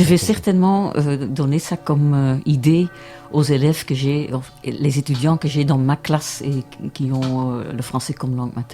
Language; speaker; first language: French; non-native, local second language; Dutch